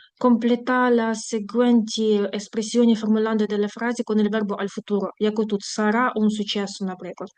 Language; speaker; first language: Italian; non-native, fluent; Ukrainian